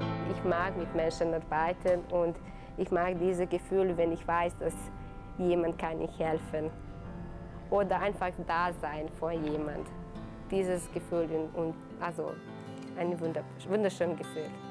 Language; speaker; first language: German; non-native, learner; Bosnian